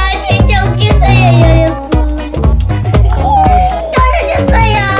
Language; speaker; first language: Korean; early bilingual, heritage; Korean